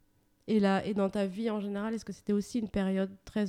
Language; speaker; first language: French; native; French